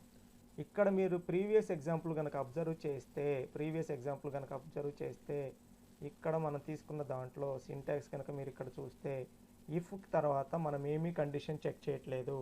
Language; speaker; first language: Telugu; native; Telugu